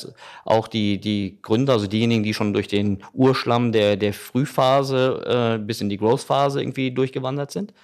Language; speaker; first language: German; native; German